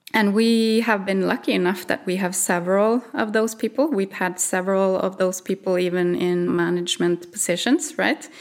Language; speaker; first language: English; non-native, fluent; Norwegian